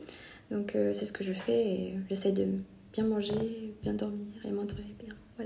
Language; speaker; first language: French; non-native, fluent; Hungarian